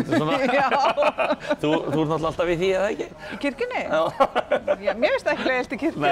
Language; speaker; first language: Icelandic; native; Icelandic